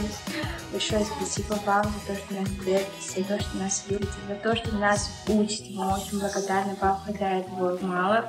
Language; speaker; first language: Russian; non-native, local second language; Uzbek